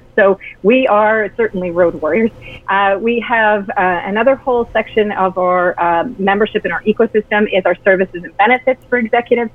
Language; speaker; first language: English; native; English